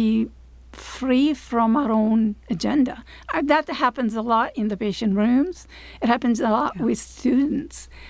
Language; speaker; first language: English; non-native, fluent; Italian